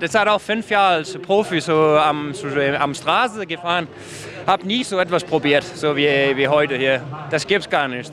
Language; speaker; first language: German; non-native, learner; Danish